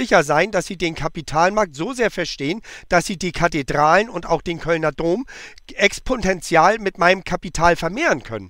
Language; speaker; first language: German; native; German